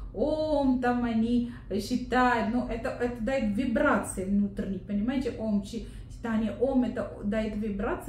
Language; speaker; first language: Russian; non-native, learner; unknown